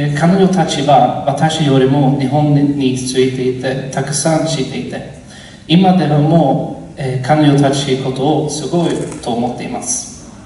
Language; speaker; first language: Japanese; non-native, learner; Swedish